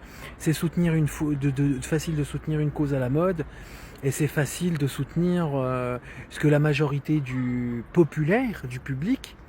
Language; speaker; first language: French; native; French